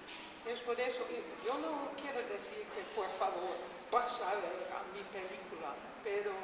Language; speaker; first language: Spanish; non-native, fluent; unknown